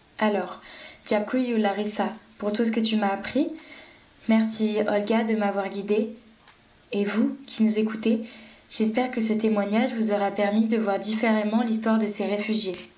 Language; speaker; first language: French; native; French